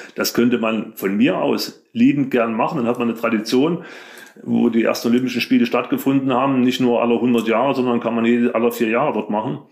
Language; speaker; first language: German; native; German